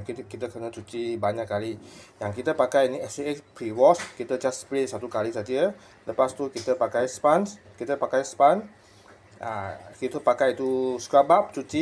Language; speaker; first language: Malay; non-native, local second language; Chinese